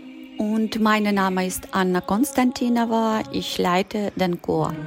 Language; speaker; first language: German; non-native, learner; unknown